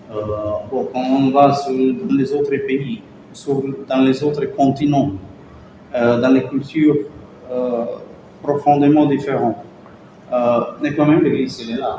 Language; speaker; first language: French; non-native, fluent; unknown